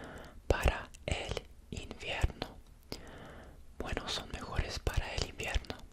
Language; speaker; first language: Spanish; non-native, learner; English